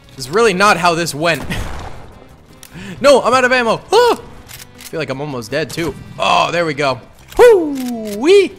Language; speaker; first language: English; native; English